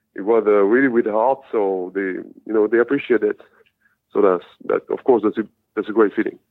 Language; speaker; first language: English; non-native, fluent; French